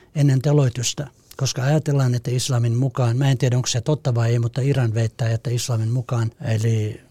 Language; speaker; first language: Finnish; non-native, fluent; Persian